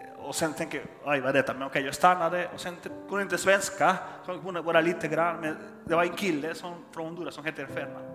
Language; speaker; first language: Swedish; non-native, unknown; Spanish